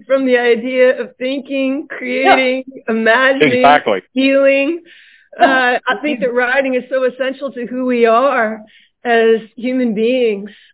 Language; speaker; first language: English; native; English